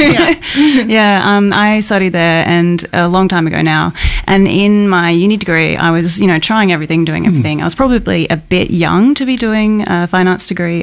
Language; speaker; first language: English; native; English